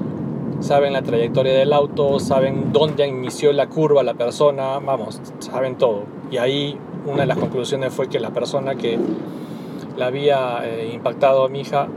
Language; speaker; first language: Spanish; native; Spanish